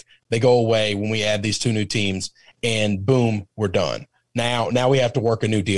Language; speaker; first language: English; native; English